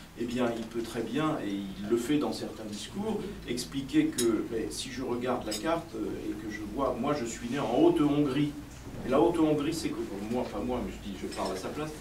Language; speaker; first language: French; native; French